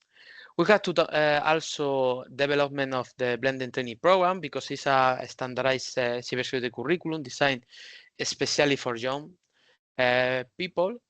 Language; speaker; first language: English; non-native, learner; Spanish